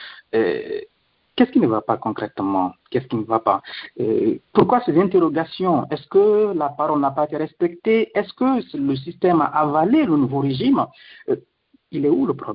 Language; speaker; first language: French; non-native, local second language; Fula